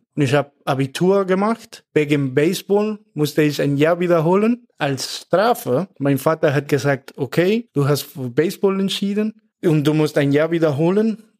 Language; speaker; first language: German; non-native, fluent; Spanish